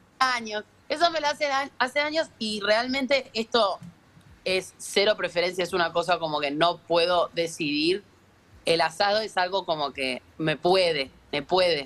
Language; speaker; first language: Spanish; native; Spanish